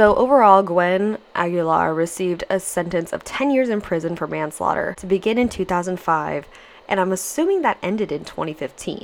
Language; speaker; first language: English; native; English